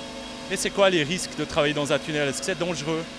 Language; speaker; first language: French; native; French